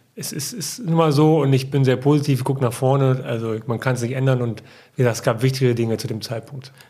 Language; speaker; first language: German; native; German